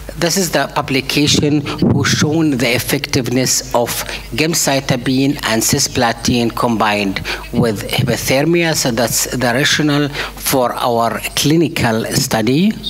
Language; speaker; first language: English; non-native, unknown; Arabic